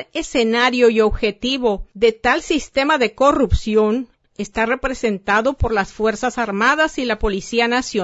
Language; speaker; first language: Spanish; native; Spanish